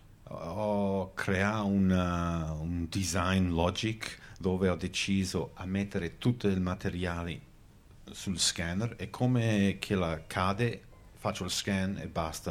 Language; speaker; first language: Italian; early bilingual, heritage; Venetian